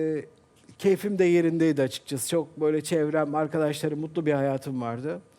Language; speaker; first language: Turkish; native; Turkish